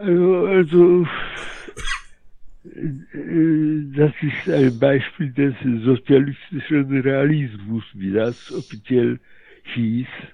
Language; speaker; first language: German; non-native, fluent; Polish